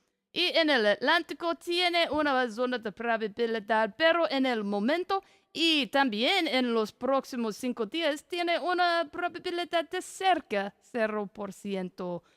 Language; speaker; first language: Spanish; non-native, learner; English